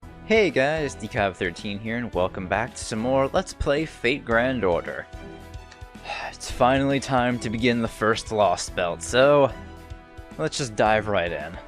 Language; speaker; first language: English; native; English